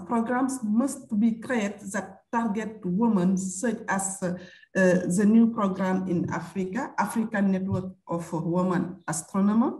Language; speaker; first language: English; non-native, fluent; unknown